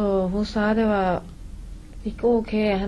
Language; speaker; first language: Norwegian; non-native, learner; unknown